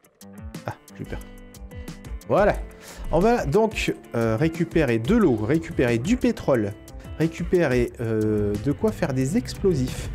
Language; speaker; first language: French; native; French